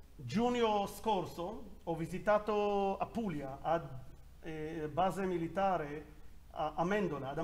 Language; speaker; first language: Italian; non-native, learner; Hebrew